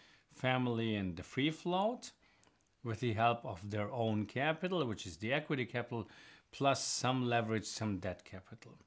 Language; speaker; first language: English; non-native, fluent; German